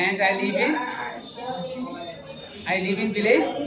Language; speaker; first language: English; non-native, learner; Bangla